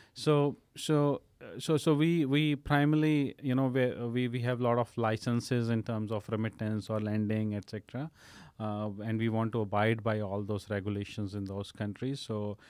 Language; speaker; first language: English; non-native, local second language; Punjabi